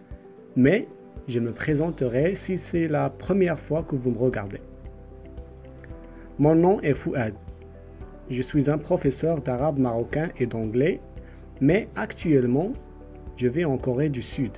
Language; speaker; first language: French; non-native, local second language; Arabic